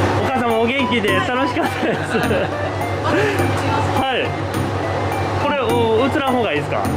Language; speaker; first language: Japanese; native; Japanese